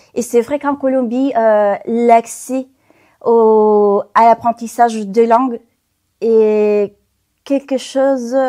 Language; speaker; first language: French; non-native, fluent; Spanish